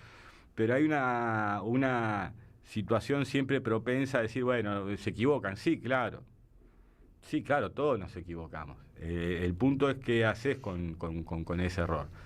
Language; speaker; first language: Spanish; native; Spanish